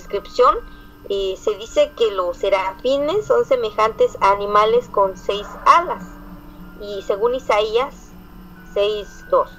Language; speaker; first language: Spanish; native; Spanish